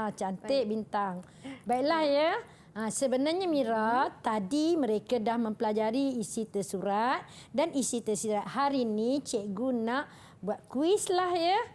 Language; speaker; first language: Malay; native; Malay